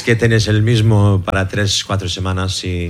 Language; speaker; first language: Spanish; non-native, fluent; English